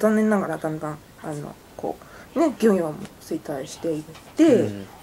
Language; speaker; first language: Japanese; native; Japanese